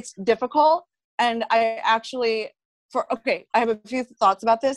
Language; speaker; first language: English; non-native, fluent; Japanese